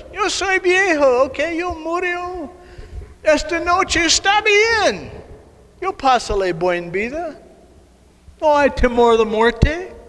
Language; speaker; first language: Spanish; non-native, learner; English